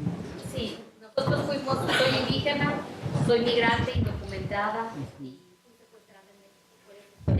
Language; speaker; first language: Spanish; non-native, local second language; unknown